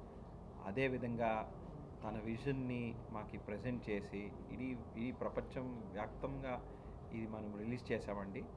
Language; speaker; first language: Telugu; native; Telugu